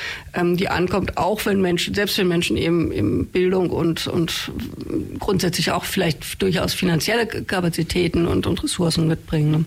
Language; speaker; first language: German; native; German